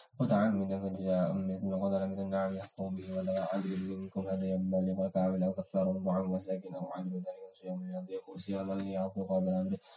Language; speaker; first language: Arabic; non-native, learner; Indonesian